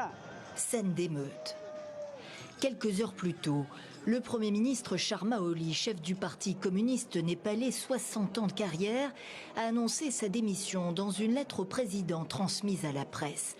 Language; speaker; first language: French; native; French